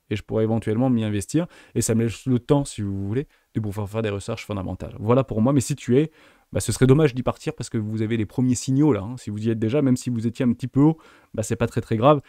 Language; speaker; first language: French; native; French